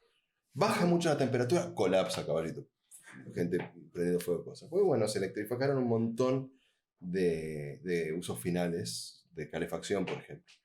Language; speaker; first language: Spanish; native; Spanish